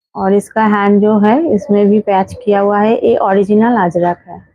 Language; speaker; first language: Hindi; non-native, local second language; Bangla